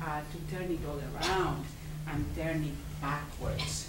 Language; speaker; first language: English; non-native, fluent; Spanish